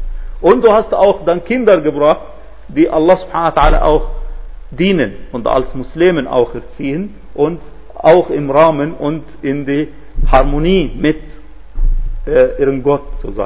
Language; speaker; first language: German; non-native, fluent; Arabic